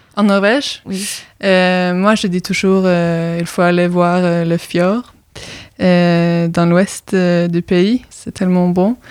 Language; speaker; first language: French; non-native, fluent; Norwegian